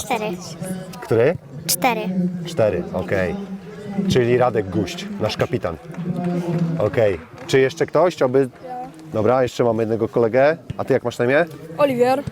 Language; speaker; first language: Polish; native; Polish